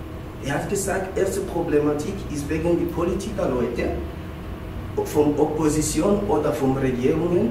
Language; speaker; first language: German; non-native, learner; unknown